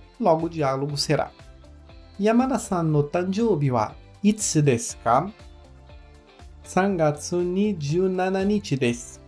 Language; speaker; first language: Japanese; non-native, learner; Portuguese